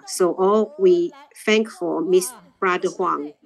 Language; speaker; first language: English; non-native, learner; Chinese